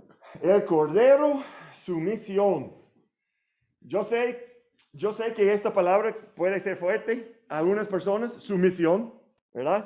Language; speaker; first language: Spanish; non-native, fluent; English